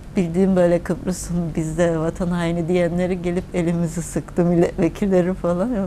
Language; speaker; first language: Turkish; native; Turkish